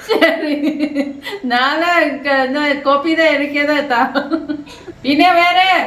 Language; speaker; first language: Malayalam; non-native, learner; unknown